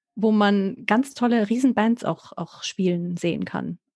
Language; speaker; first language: German; native; German